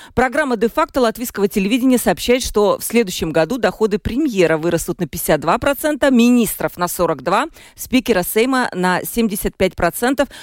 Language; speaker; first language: Russian; native; Russian